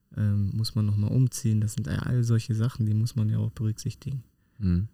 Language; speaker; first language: German; native; German